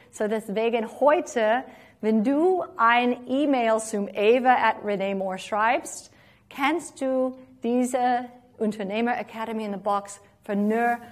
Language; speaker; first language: German; non-native, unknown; English